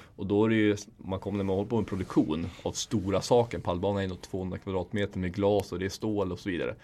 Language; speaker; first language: Swedish; native; Swedish